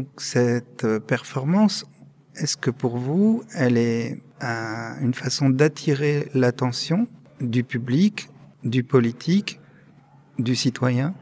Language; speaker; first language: French; native; French